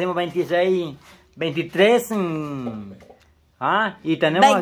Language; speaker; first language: Spanish; native; Spanish